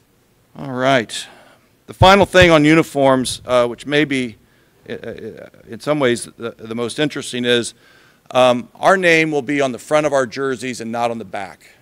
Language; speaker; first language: English; native; English